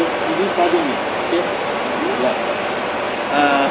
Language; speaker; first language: German; non-native, learner; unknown